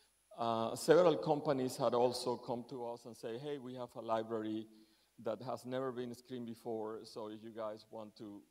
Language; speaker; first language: English; non-native, fluent; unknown